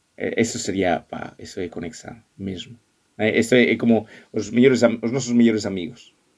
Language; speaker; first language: Portuguese; non-native, fluent; Spanish